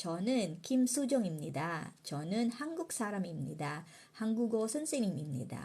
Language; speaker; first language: Korean; non-native, fluent; Filipino